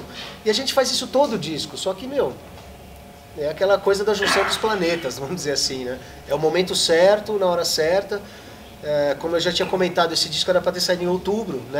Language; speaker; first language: Portuguese; native; Portuguese